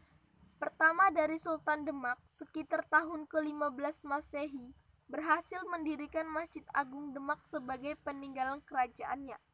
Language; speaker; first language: Indonesian; native; Indonesian